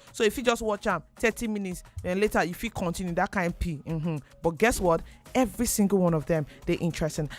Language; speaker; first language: Nigerian Pidgin; native; Nigerian Pidgin